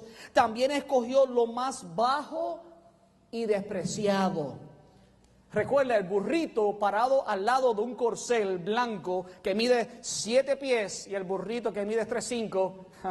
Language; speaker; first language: Spanish; native; Spanish